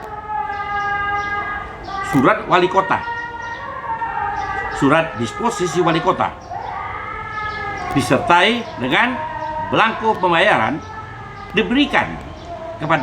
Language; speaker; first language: Indonesian; native; Indonesian